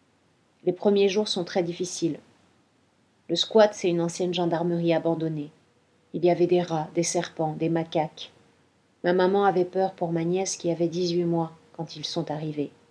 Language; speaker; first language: French; non-native, fluent; Spanish